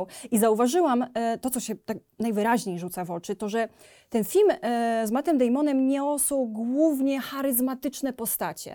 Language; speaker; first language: Polish; native; Polish